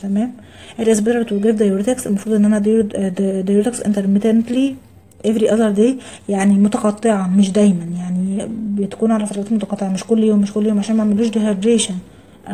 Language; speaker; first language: Arabic; native; Arabic